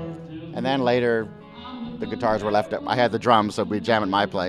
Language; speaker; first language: English; native; English